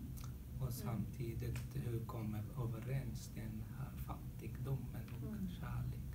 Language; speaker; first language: Swedish; non-native, learner; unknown